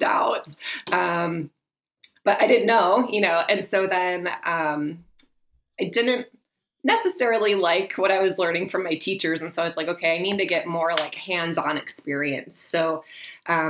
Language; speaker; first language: English; native; English